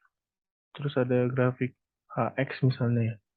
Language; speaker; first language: Indonesian; native; Indonesian